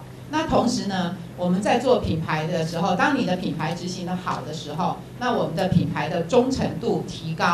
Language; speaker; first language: Chinese; native; Chinese